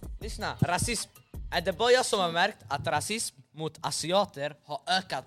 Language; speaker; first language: Swedish; early bilingual, other home language; Arabic